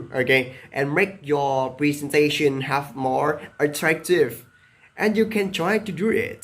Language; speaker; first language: English; non-native, learner; Vietnamese